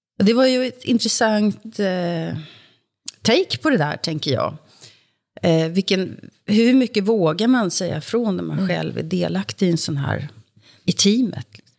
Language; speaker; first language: Swedish; native; Swedish